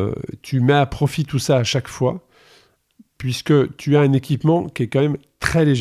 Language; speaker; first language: French; native; French